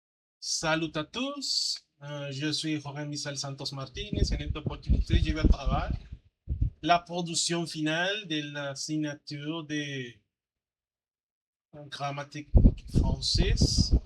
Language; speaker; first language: French; non-native, learner; Spanish